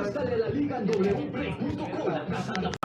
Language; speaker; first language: Spanish; native; Spanish